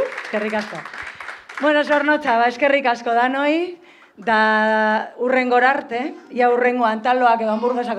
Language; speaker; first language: Basque; native; Basque